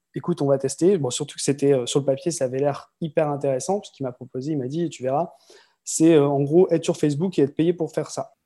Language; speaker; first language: French; native; French